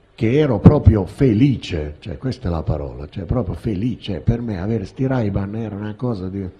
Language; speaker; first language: Italian; native; Italian